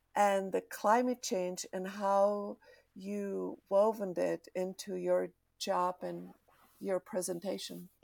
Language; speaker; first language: English; non-native, fluent; Czech